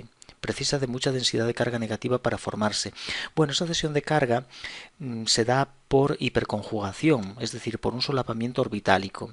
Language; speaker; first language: Spanish; native; Spanish